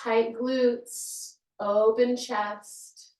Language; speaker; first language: English; native; English